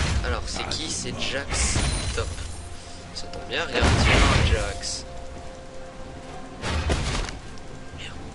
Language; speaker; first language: French; native; French